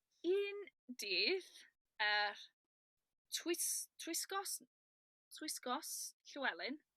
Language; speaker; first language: Welsh; non-native, learner; English